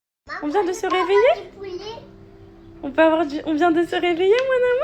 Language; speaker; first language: French; native; French